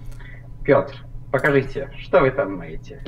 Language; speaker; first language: Russian; non-native, fluent; Polish